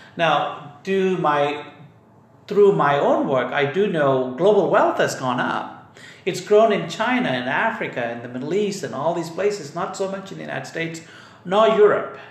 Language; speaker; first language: English; non-native, local second language; Tamil